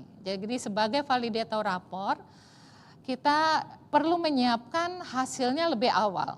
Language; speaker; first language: Indonesian; native; Indonesian